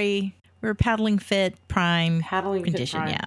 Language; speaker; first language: English; native; English